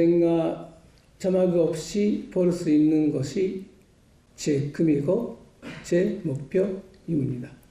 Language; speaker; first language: Korean; non-native, learner; Japanese